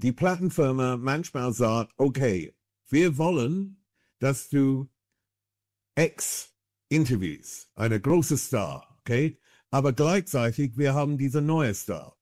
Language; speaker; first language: German; non-native, fluent; English